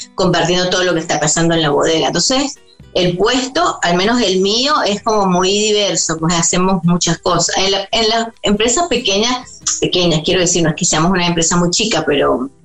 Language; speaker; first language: Spanish; native; Spanish